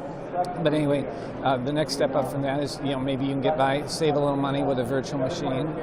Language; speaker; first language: English; native; English